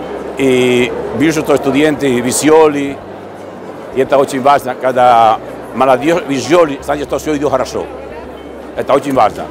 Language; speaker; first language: Russian; non-native, fluent; Spanish